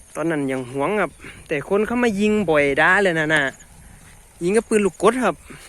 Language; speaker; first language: Thai; native; Thai